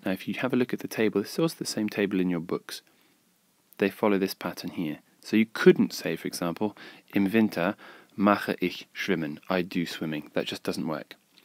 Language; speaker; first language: English; native; English